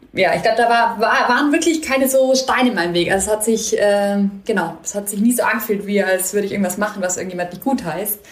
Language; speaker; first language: German; native; German